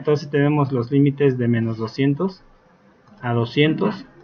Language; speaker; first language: Spanish; native; Spanish